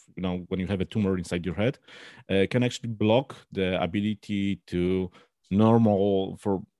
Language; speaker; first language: English; non-native, fluent; Polish